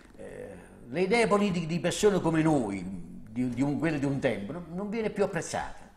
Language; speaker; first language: Italian; native; Italian